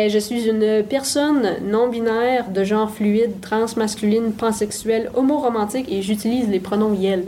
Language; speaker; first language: French; native; French